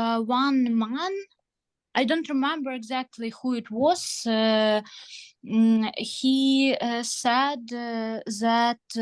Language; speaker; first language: English; non-native, learner; Ukrainian